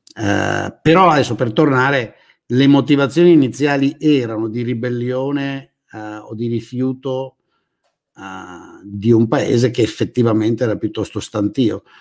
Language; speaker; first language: Italian; native; Italian